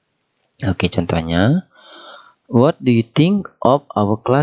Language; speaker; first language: English; non-native, fluent; Indonesian